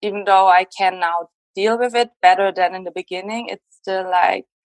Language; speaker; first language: English; non-native, fluent; German